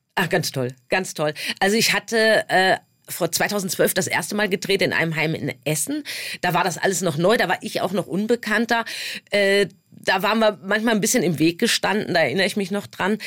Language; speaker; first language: German; native; German